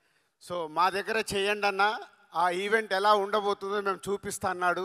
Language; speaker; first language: Telugu; native; Telugu